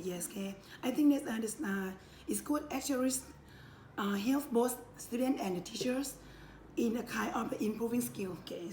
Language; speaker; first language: English; non-native, learner; Thai